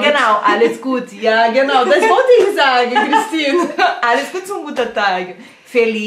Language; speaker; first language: German; non-native, learner; Portuguese